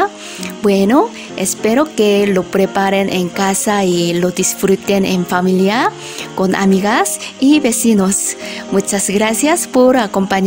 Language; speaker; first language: Spanish; non-native, fluent; Korean